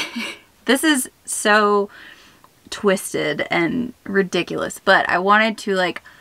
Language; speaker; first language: English; native; English